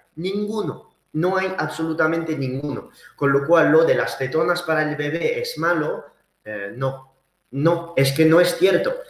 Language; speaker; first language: Spanish; early bilingual, heritage; Spanish